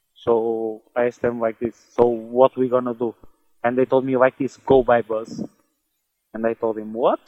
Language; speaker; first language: English; non-native, learner; Portuguese